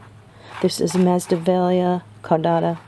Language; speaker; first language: English; native; English